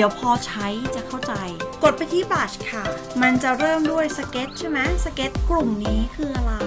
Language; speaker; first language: Thai; native; Thai